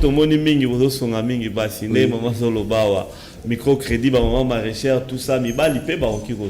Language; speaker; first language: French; non-native, local second language; Lingala